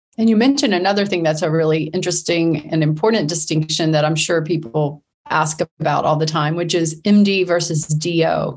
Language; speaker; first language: English; native; English